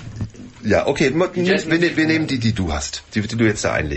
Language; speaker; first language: German; native; German